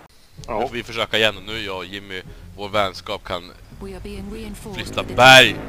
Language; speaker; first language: Swedish; native; Swedish